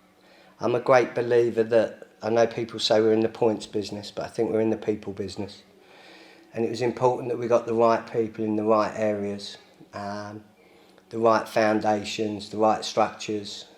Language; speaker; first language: English; native; English